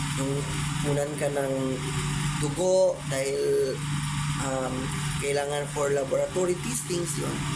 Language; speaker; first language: Filipino; non-native, local second language; Cebuano